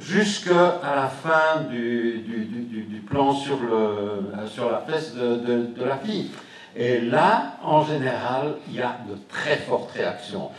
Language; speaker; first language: French; native; French